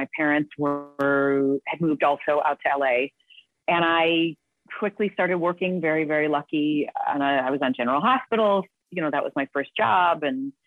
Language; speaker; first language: English; native; English